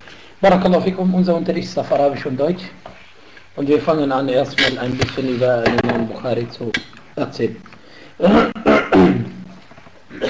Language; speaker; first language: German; non-native, fluent; Arabic